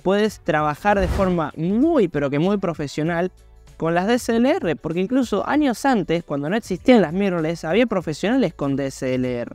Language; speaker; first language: Spanish; native; Spanish